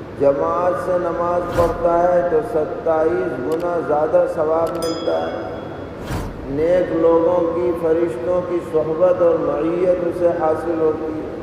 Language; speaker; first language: Urdu; native; Urdu